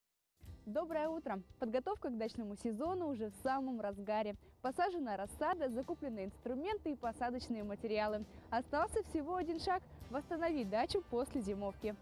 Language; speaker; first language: Russian; native; Russian